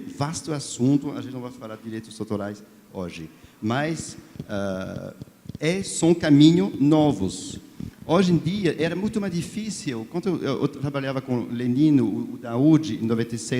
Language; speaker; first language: Portuguese; non-native, fluent; French